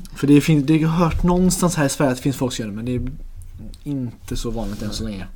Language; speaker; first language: Swedish; native; Swedish